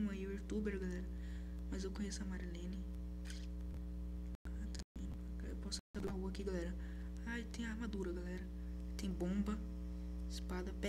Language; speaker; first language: Portuguese; native; Portuguese